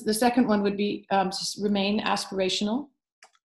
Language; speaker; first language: English; native; English